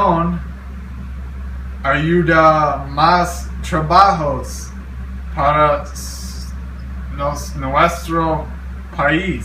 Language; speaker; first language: Spanish; non-native, learner; English